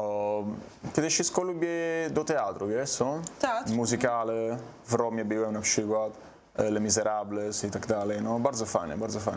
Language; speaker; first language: Polish; non-native, learner; Italian